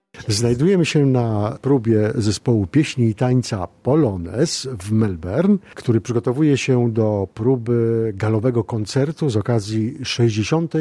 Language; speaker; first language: Polish; native; Polish